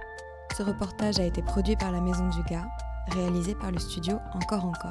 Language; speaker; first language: French; native; French